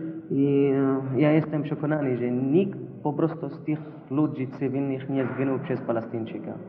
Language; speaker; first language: Polish; non-native, learner; Arabic